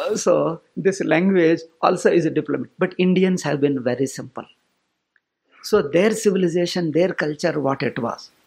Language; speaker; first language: English; non-native, local second language; Kannada